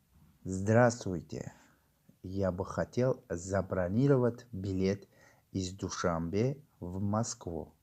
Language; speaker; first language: Russian; non-native, local second language; Tajik